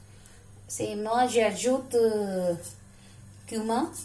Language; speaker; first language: French; non-native, learner; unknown